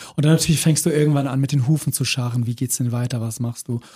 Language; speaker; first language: German; native; German